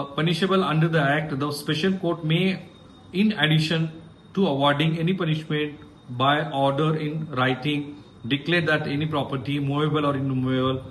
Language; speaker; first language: English; non-native, local second language; Marathi